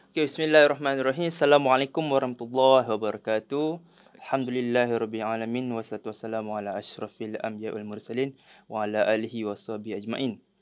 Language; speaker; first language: Malay; native; Malay